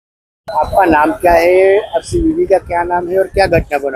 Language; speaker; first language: Hindi; non-native, local second language; Gujarati